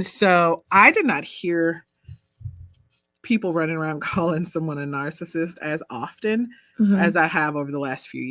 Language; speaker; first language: English; native; English